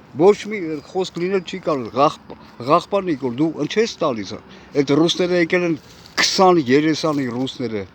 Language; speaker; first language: Armenian; native; Armenian